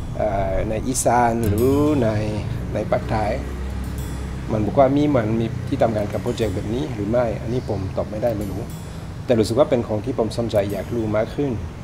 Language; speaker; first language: Thai; non-native, learner; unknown